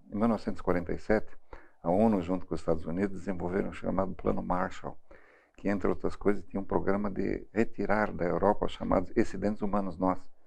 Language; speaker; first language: Portuguese; early bilingual, other home language; German